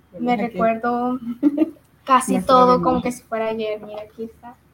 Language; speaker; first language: Spanish; early bilingual, heritage; Spanish